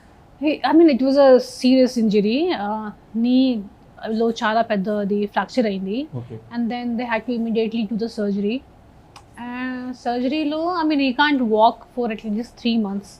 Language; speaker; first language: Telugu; non-native, local second language; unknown